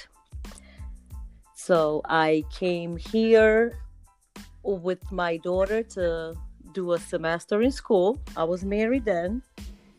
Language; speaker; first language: English; non-native, fluent; Kabuverdianu